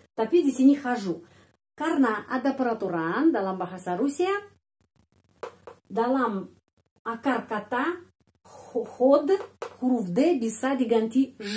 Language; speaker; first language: Indonesian; non-native, fluent; Russian